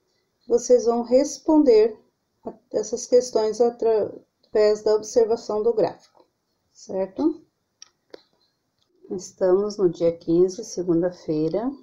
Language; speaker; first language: Portuguese; native; Portuguese